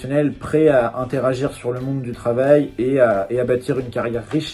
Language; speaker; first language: French; native; French